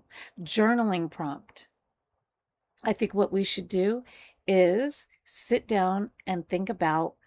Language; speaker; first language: English; native; English